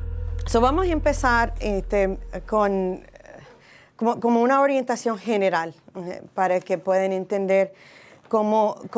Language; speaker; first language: Spanish; non-native, local second language; English